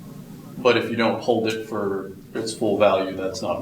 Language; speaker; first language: English; native; English